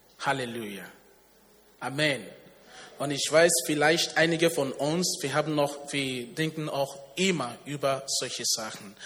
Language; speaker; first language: German; non-native, learner; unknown